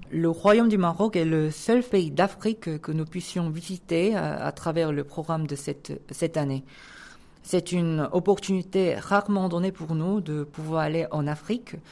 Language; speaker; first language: French; non-native, fluent; Korean